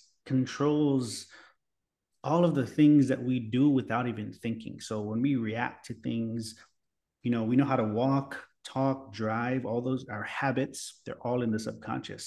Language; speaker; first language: English; native; English